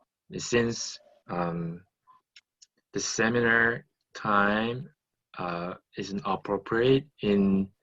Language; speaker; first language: English; non-native, fluent; Korean